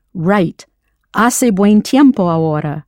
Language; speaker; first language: Spanish; non-native, fluent; English